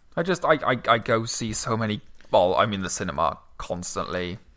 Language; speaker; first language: English; non-native, fluent; Luxembourgish